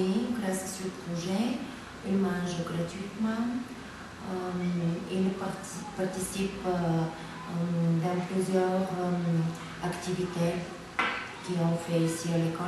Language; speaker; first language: French; non-native, fluent; Bulgarian